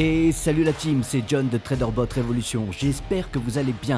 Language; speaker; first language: French; native; French